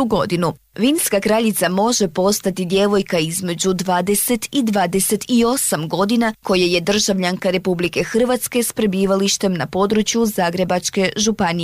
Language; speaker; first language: Serbian; native; Serbian